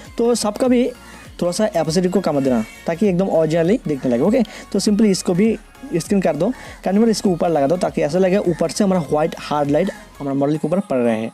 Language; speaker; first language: Hindi; non-native, local second language; Bangla